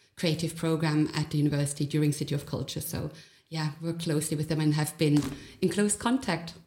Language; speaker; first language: English; non-native, fluent; German